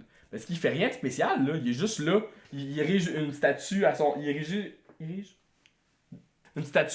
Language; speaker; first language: French; native; French